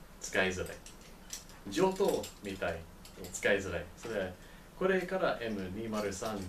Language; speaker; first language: Japanese; non-native, learner; English